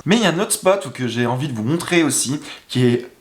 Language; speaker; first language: French; native; French